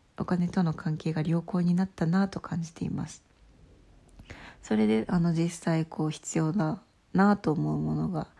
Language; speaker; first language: Japanese; native; Japanese